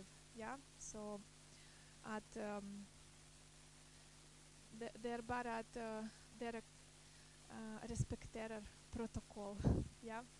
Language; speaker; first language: Norwegian; non-native, fluent; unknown